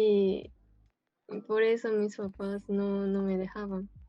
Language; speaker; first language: Spanish; non-native, fluent; Japanese